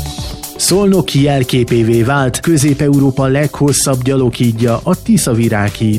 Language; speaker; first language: Hungarian; native; Hungarian